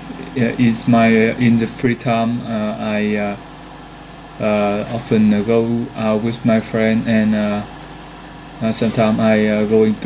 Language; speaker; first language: English; non-native, learner; Vietnamese